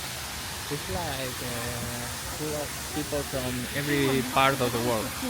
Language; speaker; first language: English; non-native, fluent; Spanish